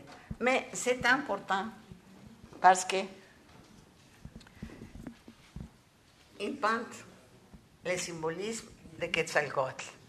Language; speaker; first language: French; non-native, learner; Spanish